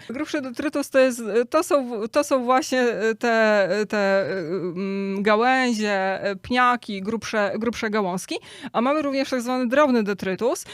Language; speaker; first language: Polish; native; Polish